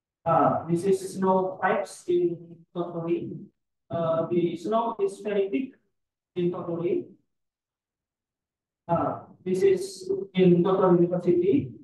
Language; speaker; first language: English; non-native, fluent; Indonesian